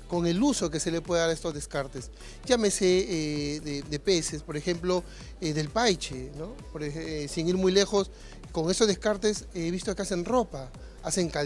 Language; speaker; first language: Spanish; native; Spanish